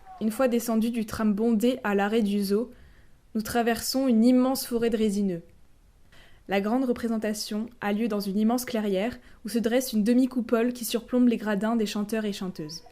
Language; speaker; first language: French; native; French